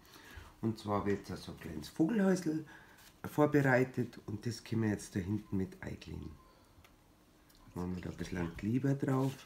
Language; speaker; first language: German; native; German